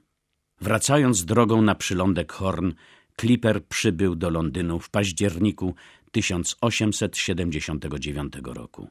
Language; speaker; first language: Polish; native; Polish